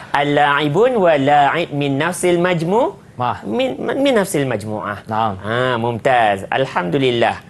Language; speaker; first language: Arabic; non-native, fluent; Malay